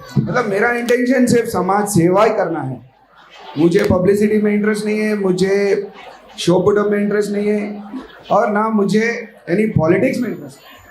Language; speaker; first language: Hindi; non-native, local second language; Marathi